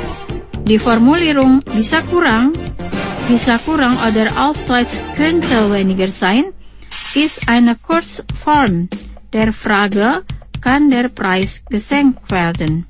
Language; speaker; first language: German; non-native, fluent; Indonesian